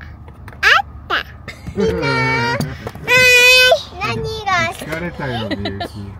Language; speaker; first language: Japanese; non-native, learner; Filipino